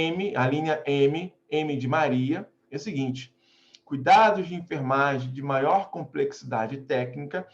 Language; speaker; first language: Portuguese; native; Portuguese